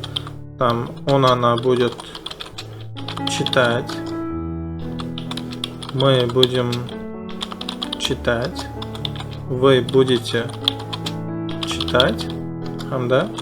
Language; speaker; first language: Russian; non-native, fluent; Uzbek